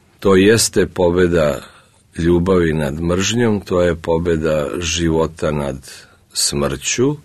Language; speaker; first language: Serbian; early bilingual, other home language; Russian